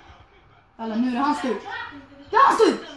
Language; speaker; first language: Swedish; early bilingual, other home language; Kurdish